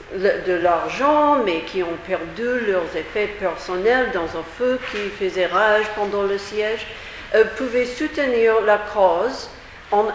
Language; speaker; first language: French; non-native, fluent; English